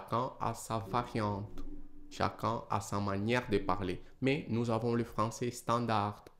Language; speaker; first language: French; non-native, fluent; Portuguese